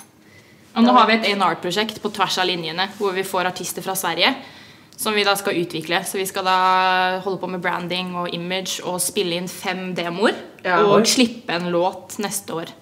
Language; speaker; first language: Norwegian; native; Norwegian